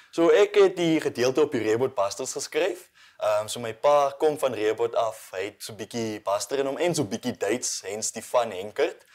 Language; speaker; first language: Afrikaans; non-native, local second language; English